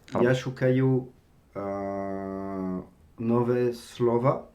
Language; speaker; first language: Ukrainian; non-native, learner; French